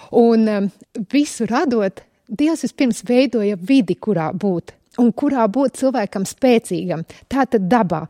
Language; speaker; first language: Latvian; native; Latvian